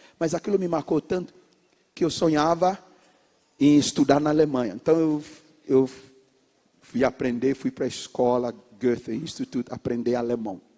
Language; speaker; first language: Portuguese; non-native, fluent; English